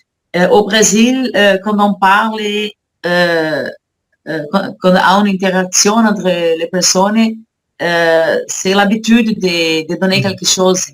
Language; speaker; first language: French; non-native, learner; Portuguese